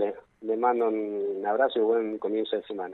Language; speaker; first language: Spanish; native; Spanish